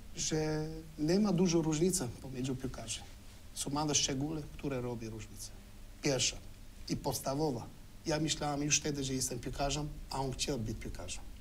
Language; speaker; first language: Polish; non-native, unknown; Albanian